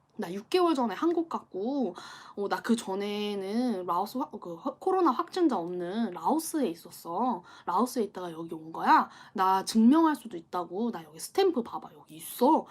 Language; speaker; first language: Korean; native; Korean